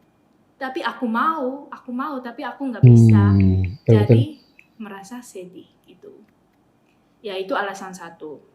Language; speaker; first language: Indonesian; non-native, fluent; Japanese